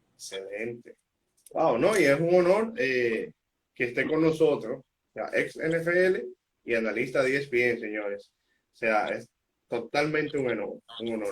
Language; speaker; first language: Spanish; native; Spanish